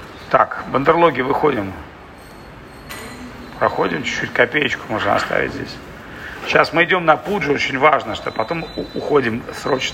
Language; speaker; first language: Russian; native; Russian